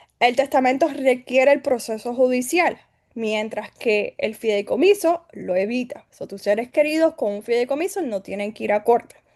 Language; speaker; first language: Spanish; early bilingual, heritage; Spanish